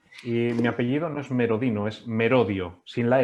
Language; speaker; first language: Spanish; native; Spanish